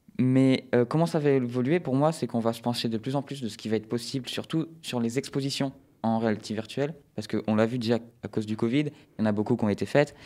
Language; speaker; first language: French; native; French